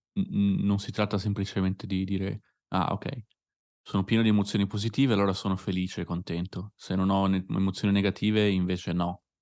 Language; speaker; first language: Italian; native; Italian